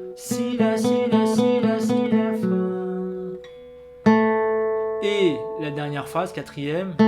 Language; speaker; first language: French; native; French